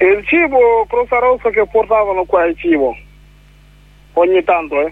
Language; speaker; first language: Italian; non-native, learner; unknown